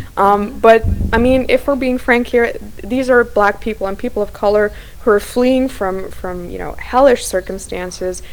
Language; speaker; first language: English; non-native, fluent; Slovak